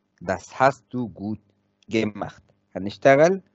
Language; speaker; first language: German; non-native, fluent; Arabic